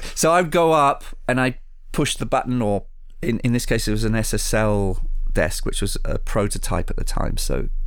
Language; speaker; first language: English; early bilingual, other home language; Spanish